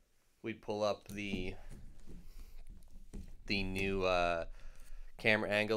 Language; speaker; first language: English; native; English